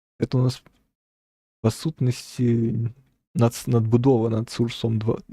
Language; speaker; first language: Belarusian; non-native, local second language; Russian